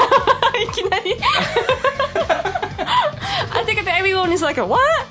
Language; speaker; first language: English; non-native, fluent; Japanese